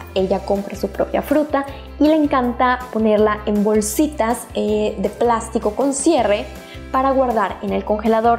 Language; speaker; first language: Spanish; native; Spanish